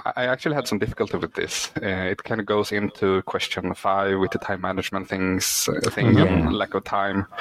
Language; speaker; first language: English; non-native, fluent; Swedish